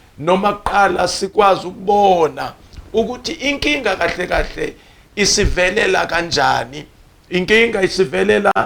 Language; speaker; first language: Zulu; non-native, local second language; Xhosa